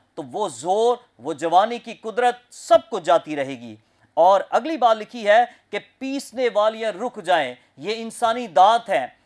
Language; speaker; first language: Urdu; non-native, local second language; Punjabi